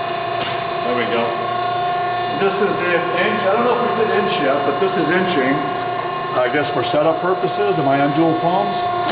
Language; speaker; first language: English; native; English